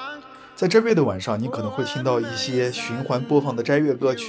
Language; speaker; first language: Chinese; native; Chinese